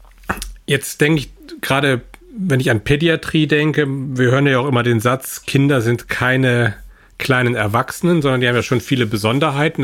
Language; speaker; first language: German; native; German